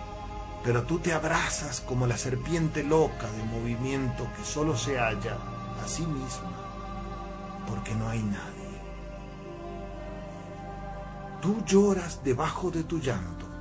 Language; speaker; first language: Spanish; native; Spanish